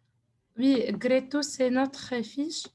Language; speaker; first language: French; non-native, fluent; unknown